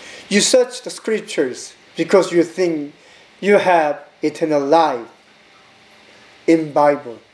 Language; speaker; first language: English; non-native, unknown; Korean